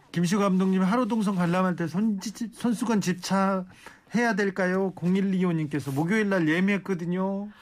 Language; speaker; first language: Korean; native; Korean